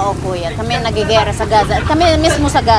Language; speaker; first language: Filipino; early bilingual, heritage; Arabic